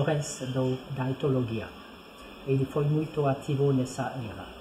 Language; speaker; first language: Portuguese; non-native, fluent; French